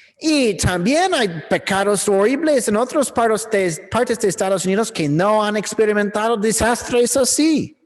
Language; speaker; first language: Spanish; non-native, learner; English